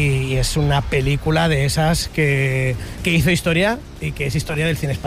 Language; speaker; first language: Spanish; native; Spanish